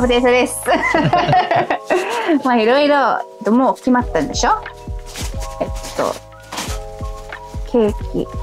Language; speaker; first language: Japanese; non-native, learner; English